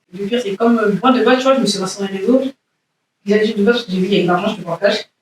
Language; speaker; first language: French; early bilingual, other home language; Haitian Creole